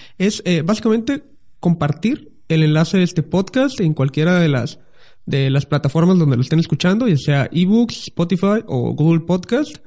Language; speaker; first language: Spanish; native; Spanish